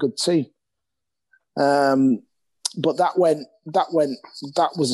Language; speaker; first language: English; native; English